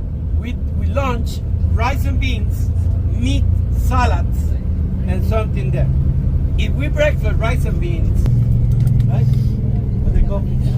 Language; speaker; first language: English; non-native, learner; Spanish